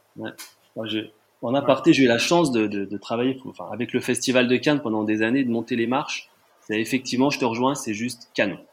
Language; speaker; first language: French; native; French